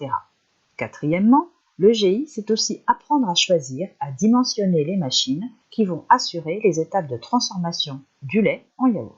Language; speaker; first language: French; native; French